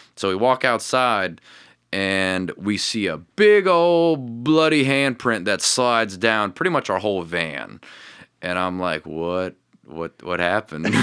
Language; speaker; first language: English; native; English